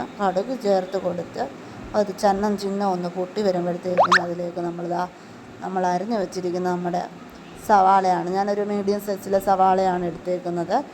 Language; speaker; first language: Malayalam; native; Malayalam